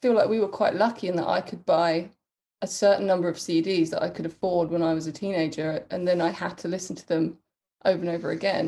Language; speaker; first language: English; native; English